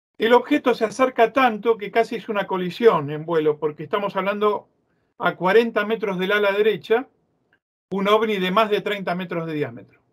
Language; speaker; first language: Spanish; native; Spanish